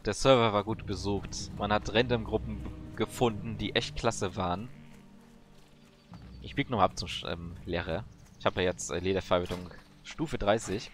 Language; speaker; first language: German; native; German